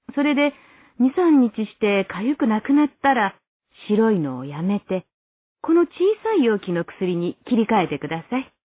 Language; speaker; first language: Japanese; native; Japanese